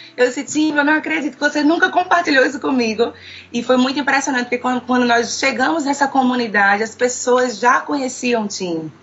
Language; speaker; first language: Portuguese; native; Portuguese